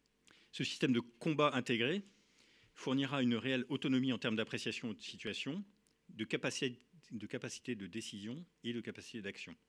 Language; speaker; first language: French; native; French